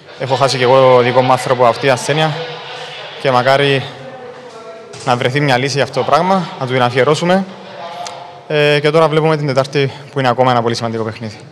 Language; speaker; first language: Greek; native; Greek